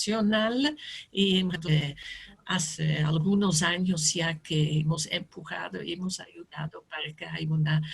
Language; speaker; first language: Spanish; non-native, fluent; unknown